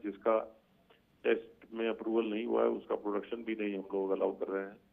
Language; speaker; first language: Hindi; native; Hindi